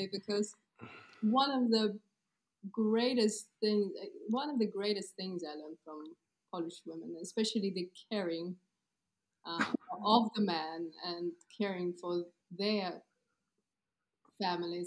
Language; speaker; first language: English; non-native, fluent; Kazakh